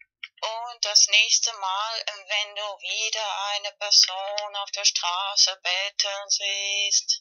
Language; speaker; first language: German; non-native, fluent; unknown